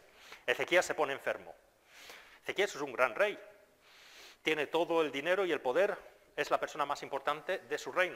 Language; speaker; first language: Spanish; non-native, fluent; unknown